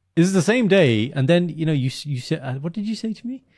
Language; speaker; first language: English; early bilingual, other home language; Punjabi